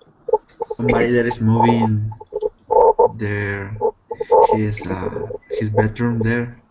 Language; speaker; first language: English; non-native, fluent; Spanish